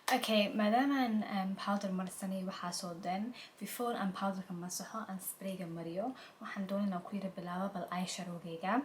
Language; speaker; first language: Somali; early bilingual, heritage; Somali